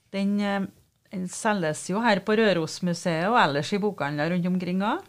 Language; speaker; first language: Norwegian; native; Norwegian